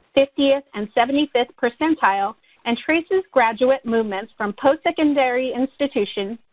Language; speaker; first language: English; native; English